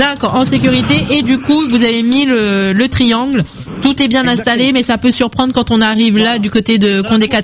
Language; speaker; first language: French; native; French